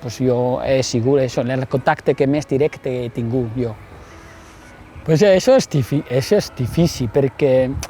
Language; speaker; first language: Catalan; non-native, fluent; Chinese